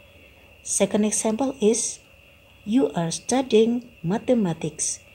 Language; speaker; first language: English; non-native, fluent; Indonesian